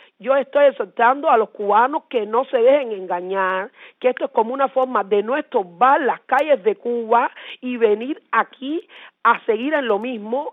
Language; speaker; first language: Spanish; native; Spanish